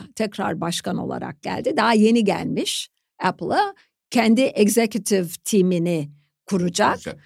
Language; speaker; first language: Turkish; native; Turkish